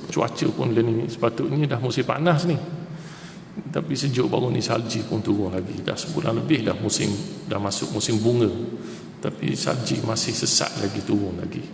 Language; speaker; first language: Malay; native; Malay